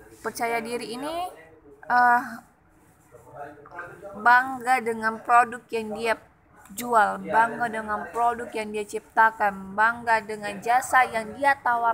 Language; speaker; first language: Indonesian; native; Indonesian